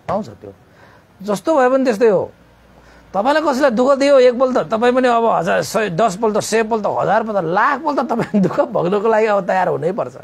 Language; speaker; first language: Nepali; non-native, local second language; Newari